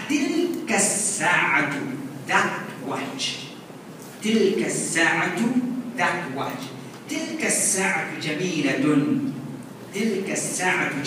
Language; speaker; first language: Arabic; non-native, fluent; Morisyen